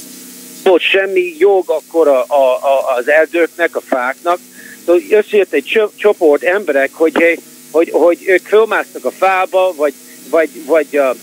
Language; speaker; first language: Hungarian; early bilingual, heritage; Hungarian